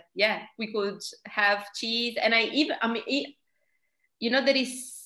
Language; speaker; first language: English; non-native, fluent; Italian